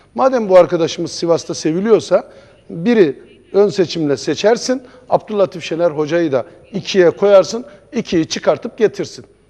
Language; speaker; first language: Turkish; native; Turkish